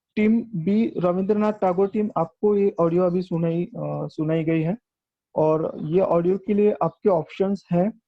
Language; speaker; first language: Hindi; non-native, local second language; Marathi